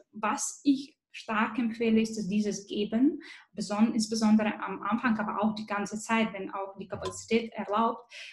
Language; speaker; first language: German; non-native, fluent; Bulgarian